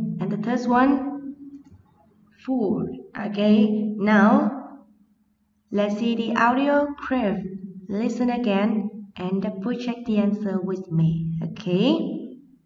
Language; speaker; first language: English; non-native, fluent; Vietnamese